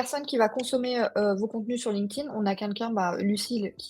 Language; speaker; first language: French; native; French